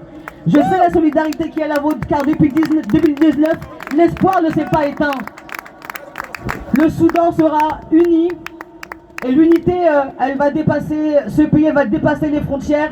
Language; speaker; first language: French; native; French